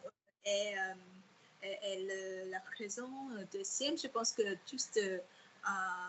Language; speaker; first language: French; non-native, fluent; Vietnamese